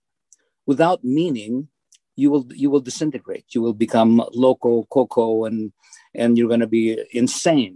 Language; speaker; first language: English; non-native, local second language; Filipino